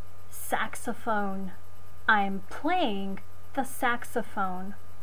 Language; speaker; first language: English; non-native, fluent; Macedonian